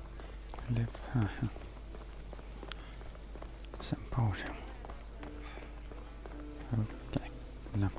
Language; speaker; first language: English; non-native, learner; Lithuanian